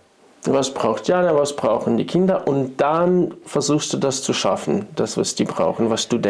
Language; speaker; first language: German; non-native, fluent; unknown